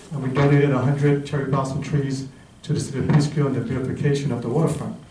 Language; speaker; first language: English; native; English